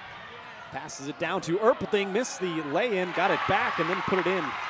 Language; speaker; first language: English; native; English